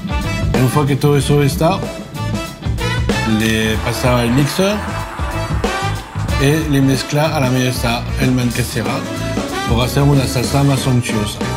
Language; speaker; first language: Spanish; non-native, learner; French